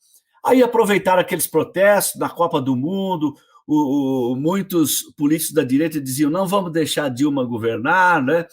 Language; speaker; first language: Portuguese; native; Portuguese